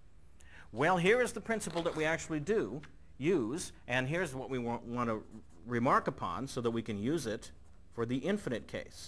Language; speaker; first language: English; native; English